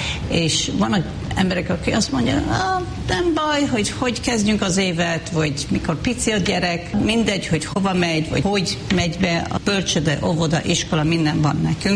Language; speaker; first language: Hungarian; non-native, fluent; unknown